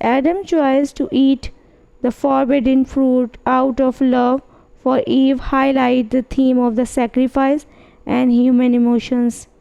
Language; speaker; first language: English; non-native, fluent; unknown